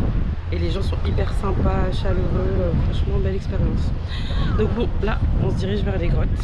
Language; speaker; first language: French; native; French